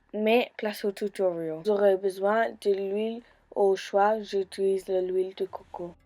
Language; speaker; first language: French; non-native, fluent; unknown